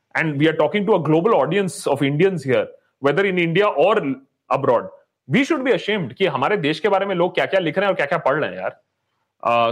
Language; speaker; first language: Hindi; native; Hindi